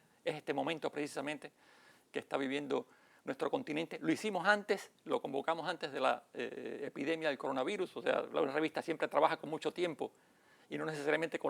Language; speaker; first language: Spanish; native; Spanish